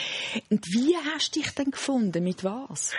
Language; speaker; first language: German; native; German